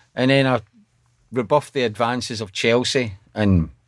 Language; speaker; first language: English; native; English